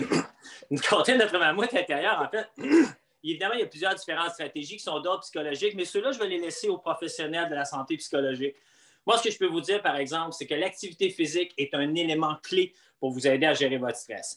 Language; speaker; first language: French; native; French